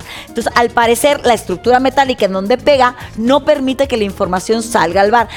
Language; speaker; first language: Spanish; native; Spanish